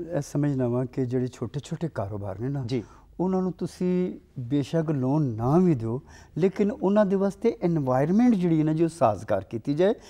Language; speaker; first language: Punjabi; native; Punjabi